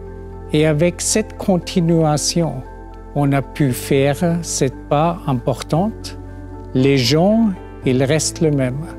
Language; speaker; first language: French; non-native, fluent; German